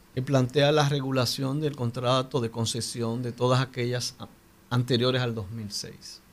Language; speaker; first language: Spanish; native; Spanish